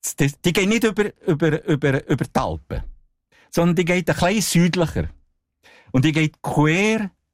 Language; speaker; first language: German; non-native, local second language; Italian